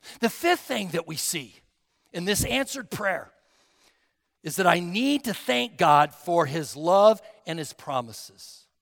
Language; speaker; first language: English; native; English